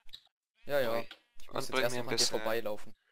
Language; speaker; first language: German; native; German